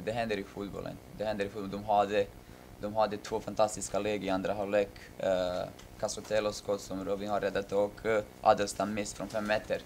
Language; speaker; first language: Swedish; non-native, fluent; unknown